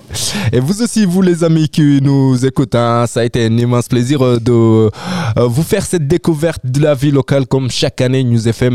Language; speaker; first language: French; native; French